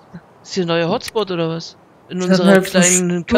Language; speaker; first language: German; native; German